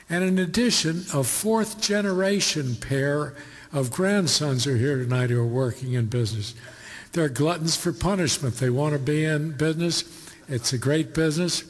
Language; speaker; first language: English; native; English